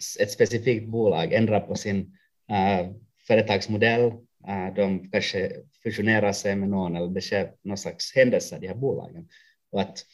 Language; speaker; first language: Swedish; non-native, local second language; Finnish